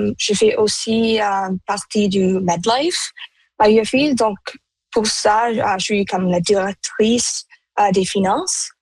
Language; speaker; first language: French; non-native, local second language; Punjabi